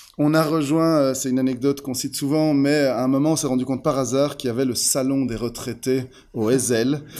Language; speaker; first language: French; native; French